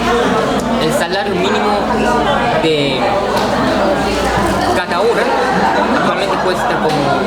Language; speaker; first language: Spanish; non-native, fluent; Korean